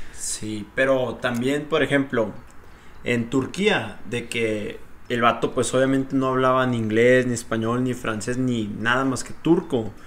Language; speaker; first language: Spanish; native; Spanish